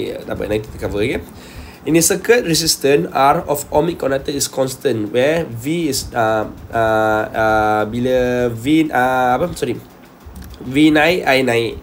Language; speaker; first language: English; non-native, local second language; Malay